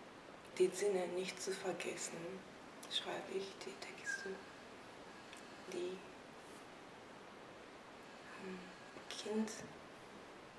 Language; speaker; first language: German; non-native, fluent; Japanese